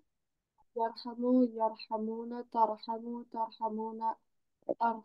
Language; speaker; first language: Arabic; non-native, learner; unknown